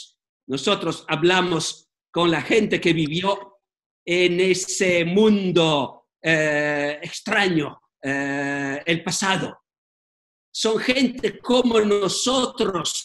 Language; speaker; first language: Spanish; non-native, fluent; Italian